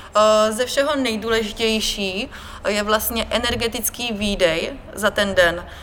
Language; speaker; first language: Czech; native; Czech